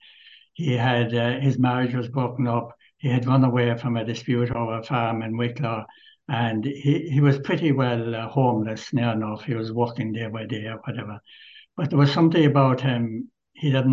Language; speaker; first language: English; native; English